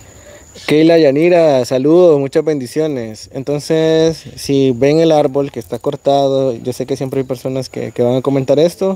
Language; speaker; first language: Spanish; native; Spanish